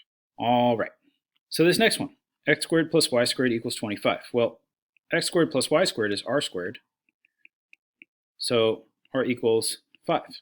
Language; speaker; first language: English; native; English